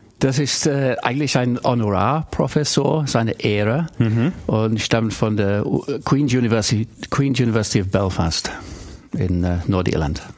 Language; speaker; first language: German; non-native, fluent; English